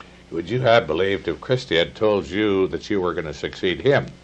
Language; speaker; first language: English; native; English